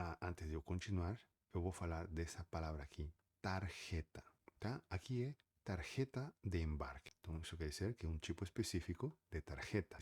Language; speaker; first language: Portuguese; native; Portuguese